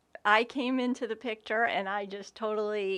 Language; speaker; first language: English; native; English